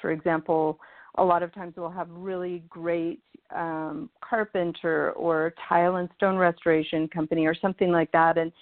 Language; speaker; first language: English; native; English